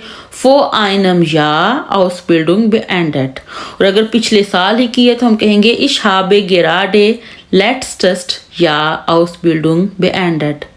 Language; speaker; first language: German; non-native, fluent; Urdu